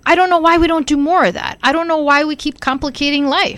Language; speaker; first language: English; early bilingual, other home language; Italian